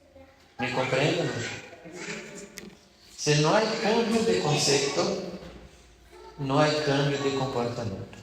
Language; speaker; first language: Spanish; non-native, fluent; Portuguese